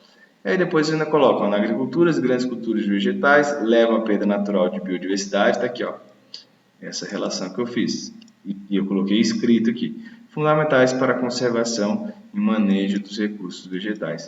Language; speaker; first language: Portuguese; native; Portuguese